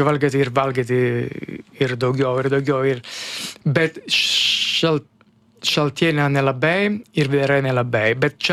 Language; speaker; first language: Lithuanian; non-native, learner; Italian